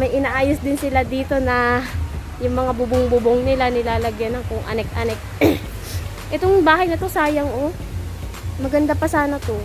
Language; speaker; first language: Filipino; non-native, local second language; Bikol